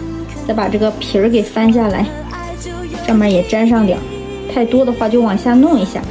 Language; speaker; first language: Chinese; native; Chinese